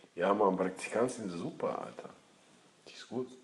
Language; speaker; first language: German; early bilingual, other home language; Russian